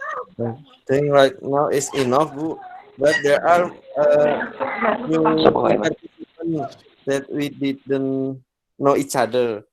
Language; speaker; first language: English; non-native, learner; Indonesian